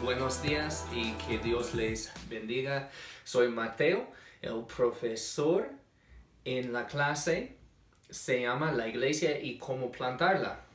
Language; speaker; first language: Spanish; non-native, fluent; English